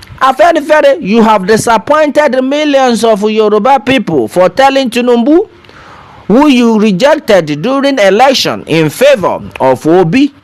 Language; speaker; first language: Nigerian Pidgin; non-native, local second language; Yoruba